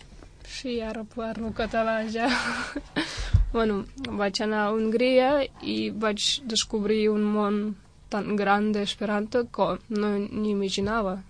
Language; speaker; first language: Catalan; non-native, fluent; Russian